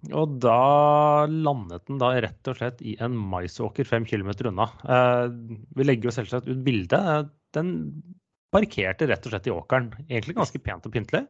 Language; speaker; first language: Norwegian; native; Norwegian